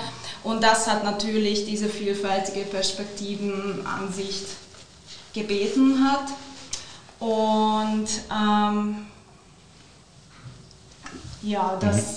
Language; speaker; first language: German; non-native, fluent; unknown